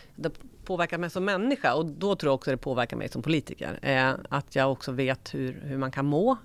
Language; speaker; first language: Swedish; native; Swedish